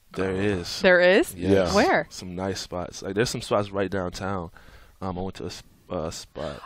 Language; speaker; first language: English; native; English